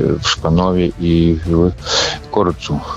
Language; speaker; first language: Ukrainian; non-native, local second language; Polish